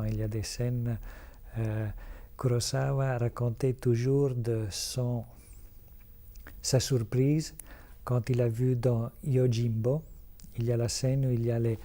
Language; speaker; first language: French; non-native, fluent; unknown